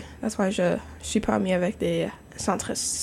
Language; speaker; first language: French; non-native, local second language; English